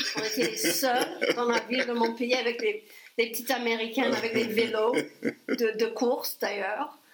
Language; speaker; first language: French; non-native, fluent; English